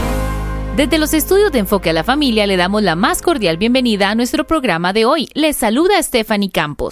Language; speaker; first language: Spanish; native; Spanish